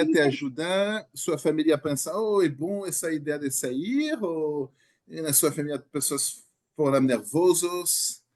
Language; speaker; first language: Portuguese; non-native, learner; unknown